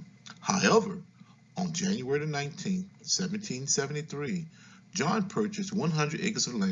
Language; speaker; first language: English; native; English